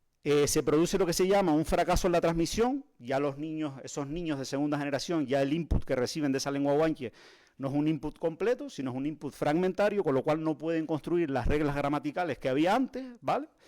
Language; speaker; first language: Spanish; native; Spanish